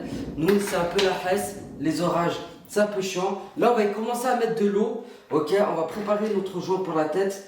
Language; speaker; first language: French; native; French